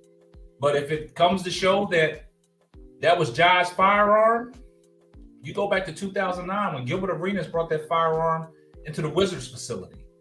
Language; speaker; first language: English; native; English